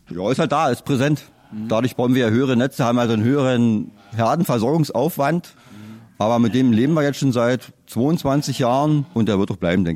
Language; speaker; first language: German; native; German